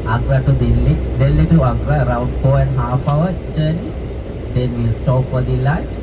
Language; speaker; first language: English; non-native, local second language; Sinhala